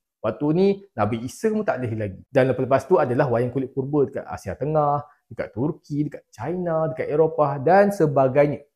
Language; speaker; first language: Malay; native; Malay